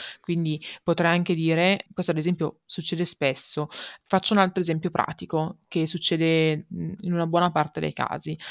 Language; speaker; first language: Italian; native; Italian